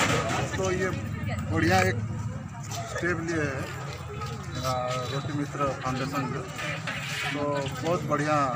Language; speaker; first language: Hindi; non-native, local second language; Odia